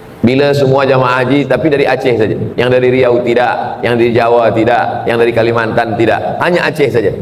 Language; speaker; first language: Malay; native; Malay